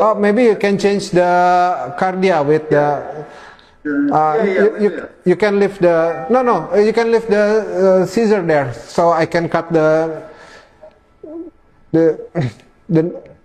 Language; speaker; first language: English; non-native, local second language; Indonesian